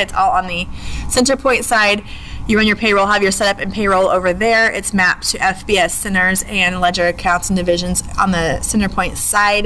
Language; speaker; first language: English; native; English